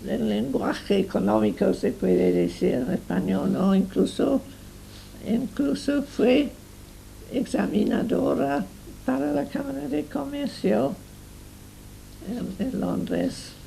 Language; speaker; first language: Spanish; non-native, fluent; English